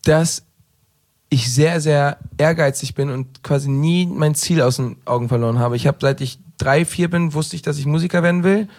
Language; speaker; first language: German; early bilingual, heritage; German